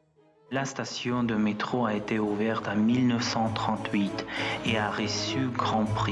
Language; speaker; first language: French; non-native, fluent; Russian